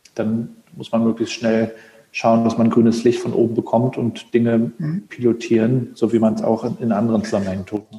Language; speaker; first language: German; native; German